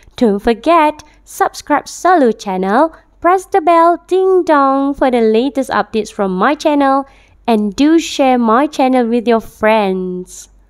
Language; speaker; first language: English; non-native, local second language; Malay